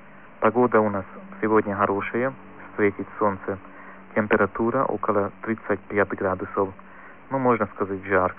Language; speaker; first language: Russian; non-native, learner; Hungarian